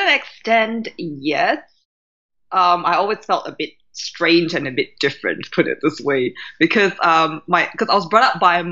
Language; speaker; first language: English; native; English